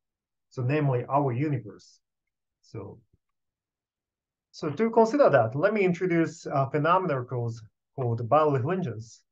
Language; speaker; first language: English; non-native, fluent; Japanese